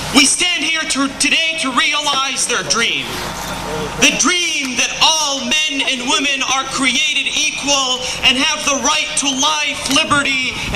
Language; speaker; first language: English; non-native, fluent; Arabic